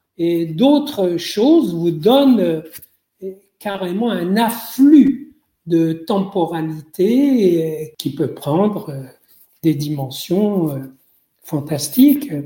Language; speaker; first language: French; non-native, local second language; Arabic